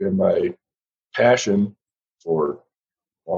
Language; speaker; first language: English; native; English